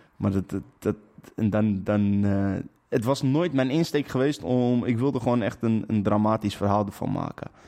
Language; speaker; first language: Dutch; native; Dutch